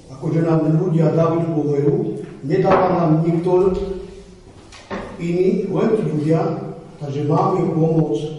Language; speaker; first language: Slovak; non-native, local second language; Romany